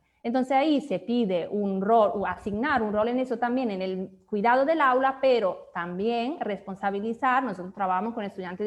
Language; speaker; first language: Spanish; native; Spanish